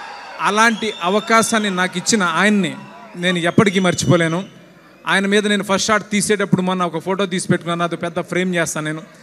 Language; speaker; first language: Telugu; native; Telugu